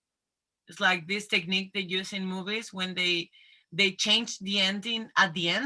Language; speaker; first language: English; non-native, fluent; Spanish